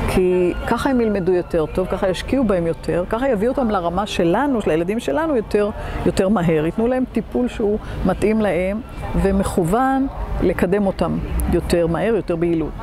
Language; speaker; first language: Hebrew; native; Hebrew